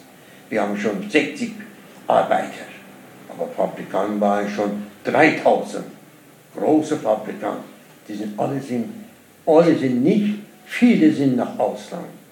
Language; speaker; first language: German; non-native, learner; Persian